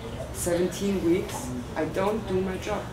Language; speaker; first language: English; non-native, learner; German